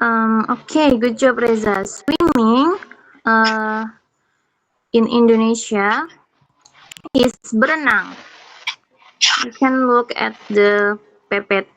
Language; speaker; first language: English; non-native, fluent; Indonesian